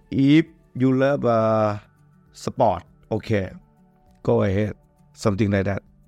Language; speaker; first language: English; non-native, learner; Thai